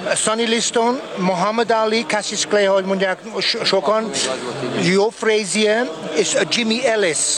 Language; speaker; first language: Hungarian; early bilingual, heritage; Hungarian